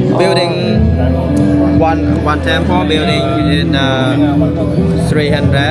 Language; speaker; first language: English; non-native, learner; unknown